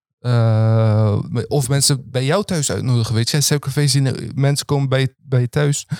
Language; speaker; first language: Dutch; early bilingual, other home language; Arabic